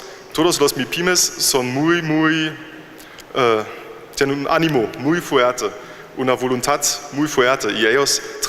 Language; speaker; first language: Spanish; non-native, fluent; German